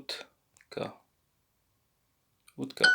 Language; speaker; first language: Russian; non-native, learner; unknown